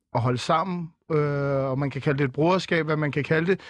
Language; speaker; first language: Danish; native; Danish